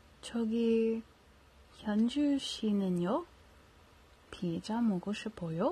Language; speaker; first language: Korean; non-native, learner; English